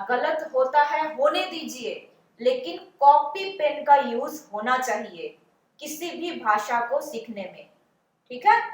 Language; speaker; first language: Hindi; non-native, local second language; Bangla